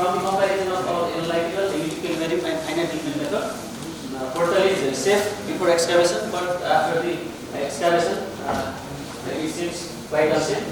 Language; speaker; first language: English; non-native, local second language; Nepali